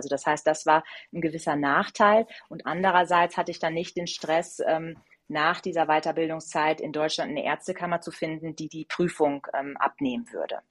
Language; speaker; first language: German; native; German